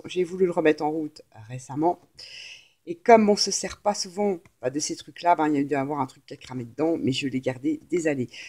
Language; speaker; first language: French; native; French